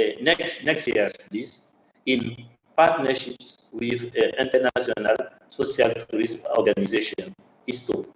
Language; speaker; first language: English; non-native, learner; French